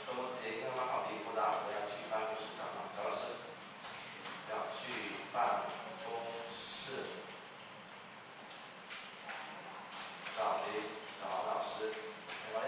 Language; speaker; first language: Chinese; non-native, fluent; Vietnamese